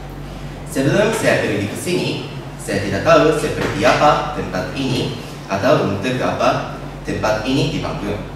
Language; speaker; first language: Indonesian; non-native, learner; Japanese